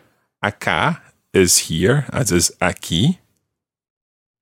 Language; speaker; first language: Spanish; non-native, fluent; English